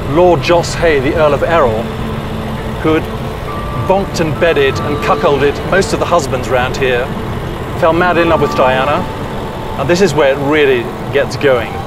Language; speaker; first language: English; native; English